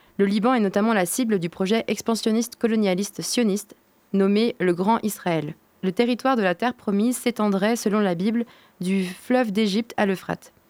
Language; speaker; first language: French; native; French